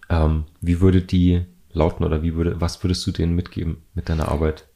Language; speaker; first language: German; native; German